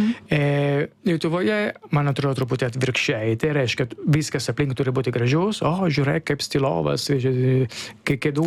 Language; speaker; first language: Lithuanian; non-native, learner; Italian